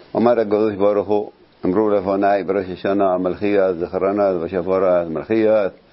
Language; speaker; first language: Hebrew; native; Hebrew